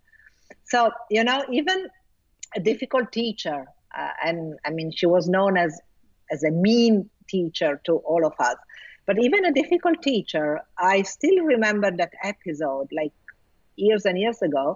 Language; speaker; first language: English; non-native, fluent; Italian